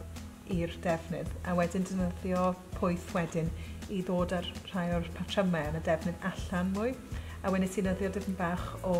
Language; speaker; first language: Welsh; native; Welsh